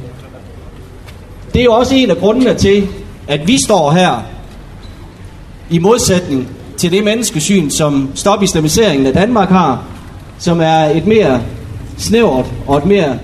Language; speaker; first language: Danish; native; Danish